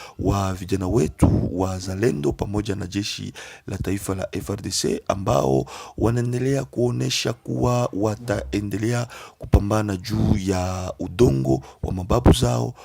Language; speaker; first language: Swahili; native; Swahili